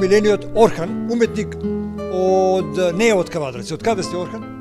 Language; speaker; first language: Macedonian; native; Macedonian